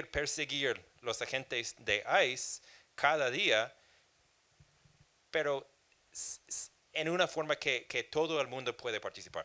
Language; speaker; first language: Spanish; non-native, fluent; English